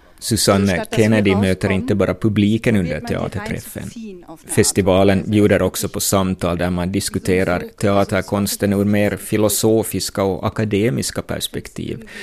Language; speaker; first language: Swedish; native; Swedish